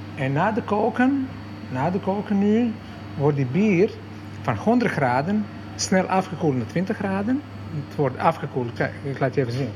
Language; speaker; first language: Dutch; non-native, fluent; Croatian